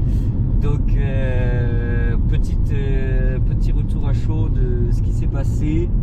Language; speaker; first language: French; native; French